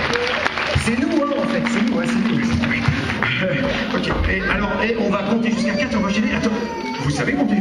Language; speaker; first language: French; native; French